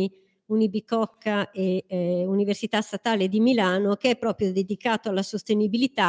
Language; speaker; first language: Italian; native; Italian